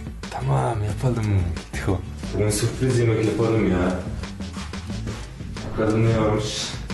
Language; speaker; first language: Turkish; non-native, learner; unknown